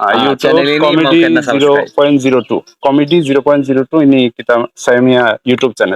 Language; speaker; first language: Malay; non-native, learner; Bangla